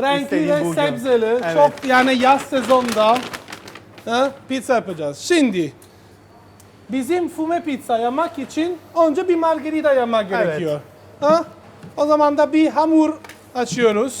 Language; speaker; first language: Turkish; non-native, learner; Italian